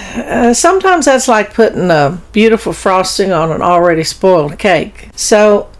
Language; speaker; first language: English; early bilingual, other home language; German